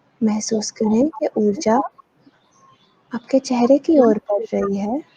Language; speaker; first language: Hindi; native; Hindi